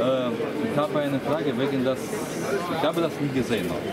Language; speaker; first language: German; non-native, learner; Russian